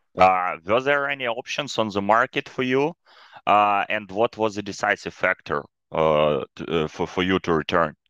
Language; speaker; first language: English; non-native, fluent; Ukrainian